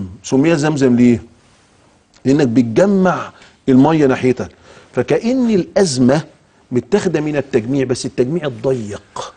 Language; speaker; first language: Arabic; native; Arabic